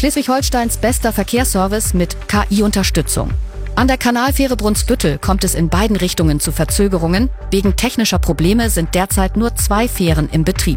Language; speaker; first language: German; native; German